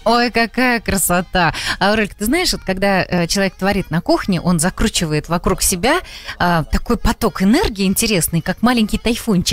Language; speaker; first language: Russian; native; Russian